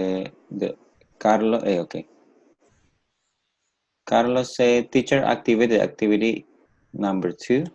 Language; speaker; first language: English; non-native, learner; Indonesian